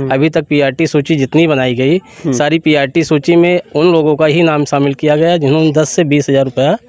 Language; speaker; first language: Hindi; native; Hindi